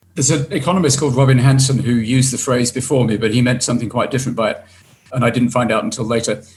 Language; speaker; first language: English; native; English